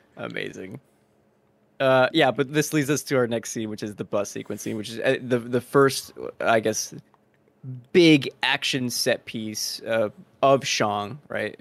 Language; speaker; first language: English; early bilingual, other home language; Spanish